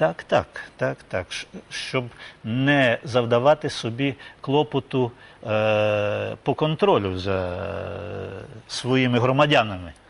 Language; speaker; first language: Ukrainian; non-native, local second language; Russian